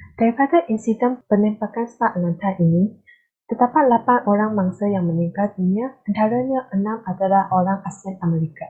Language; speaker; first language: Malay; non-native, local second language; Chinese